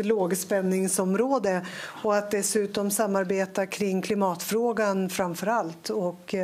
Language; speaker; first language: Swedish; native; Swedish